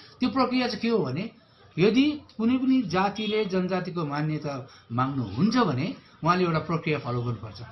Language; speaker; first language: Nepali; native; Nepali